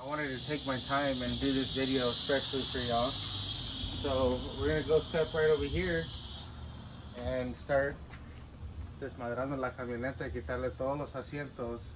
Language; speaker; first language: English; early bilingual, other home language; Spanish